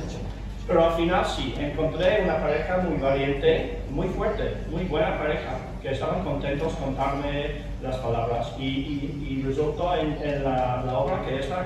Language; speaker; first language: Spanish; non-native, fluent; English